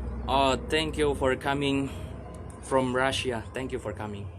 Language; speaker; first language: English; non-native, learner; Indonesian